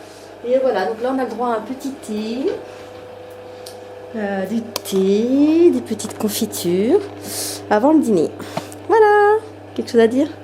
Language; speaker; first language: French; native; French